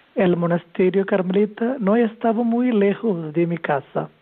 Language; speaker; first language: Spanish; non-native, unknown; Malayalam